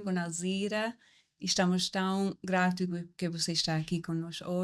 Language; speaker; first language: Portuguese; non-native, learner; English